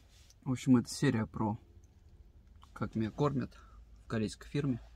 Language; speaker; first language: Russian; native; Russian